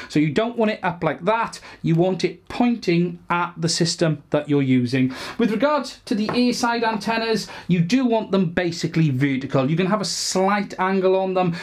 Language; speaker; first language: English; native; English